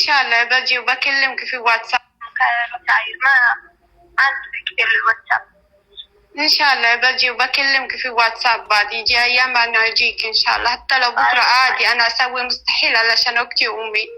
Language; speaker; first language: Arabic; native; Arabic